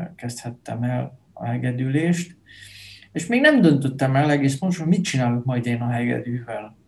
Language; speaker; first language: Hungarian; non-native, fluent; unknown